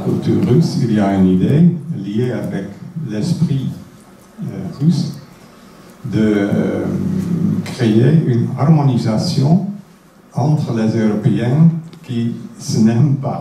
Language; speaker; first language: French; non-native, fluent; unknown